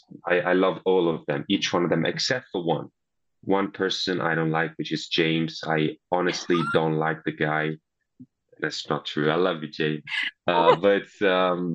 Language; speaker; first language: English; non-native, fluent; Italian